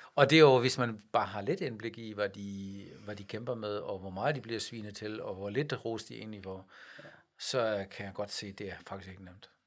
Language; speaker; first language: Danish; non-native, fluent; German